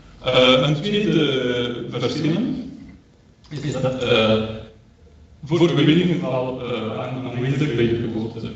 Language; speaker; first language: Dutch; non-native, local second language; French